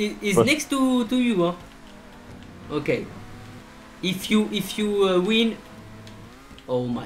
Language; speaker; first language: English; non-native, learner; French